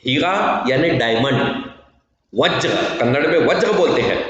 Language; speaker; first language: Hindi; non-native, local second language; Kannada